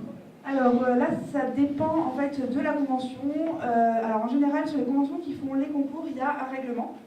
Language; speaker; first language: French; native; French